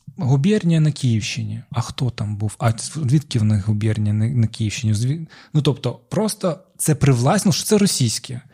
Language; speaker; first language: Ukrainian; non-native, local second language; Russian